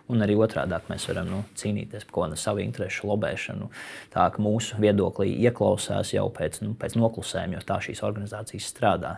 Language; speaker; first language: Latvian; native; Latvian